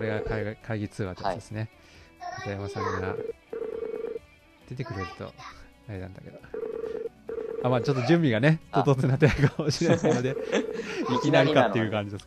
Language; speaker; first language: Japanese; native; Japanese